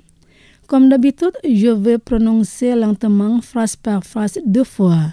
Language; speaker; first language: French; non-native, fluent; Indonesian